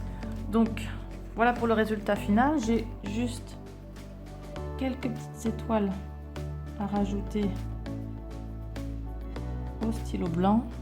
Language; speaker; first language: French; native; French